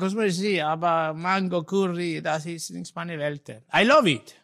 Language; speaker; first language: German; non-native, learner; Italian